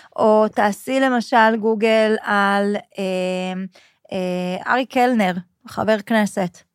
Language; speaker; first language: Hebrew; native; Hebrew